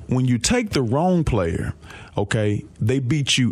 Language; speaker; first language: English; native; English